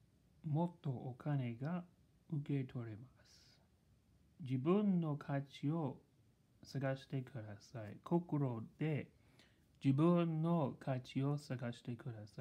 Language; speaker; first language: Japanese; non-native, learner; English